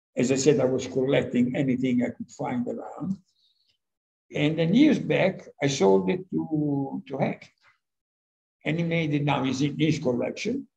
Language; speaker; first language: English; non-native, fluent; Italian